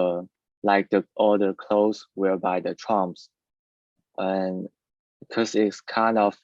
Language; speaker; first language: English; non-native, learner; Chinese